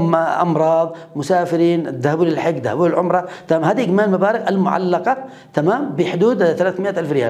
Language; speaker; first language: Arabic; native; Arabic